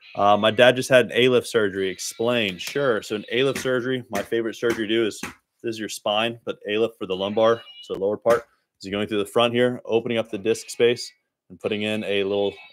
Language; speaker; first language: English; native; English